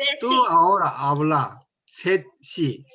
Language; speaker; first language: Spanish; non-native, learner; Korean